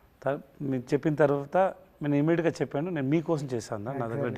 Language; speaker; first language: Telugu; non-native, learner; Tamil